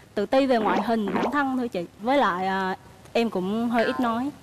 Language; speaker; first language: Vietnamese; native; Vietnamese